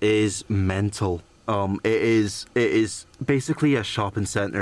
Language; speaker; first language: English; native; English